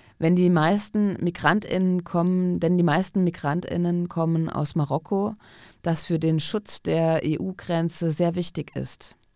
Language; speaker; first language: German; non-native, fluent; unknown